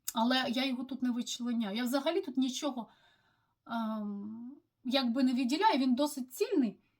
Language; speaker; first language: Ukrainian; non-native, local second language; Russian